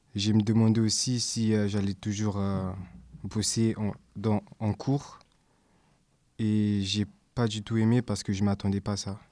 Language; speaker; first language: French; early bilingual, other home language; English